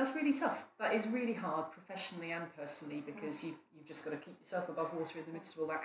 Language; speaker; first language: English; native; English